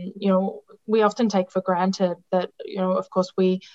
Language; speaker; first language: English; non-native, local second language; Greek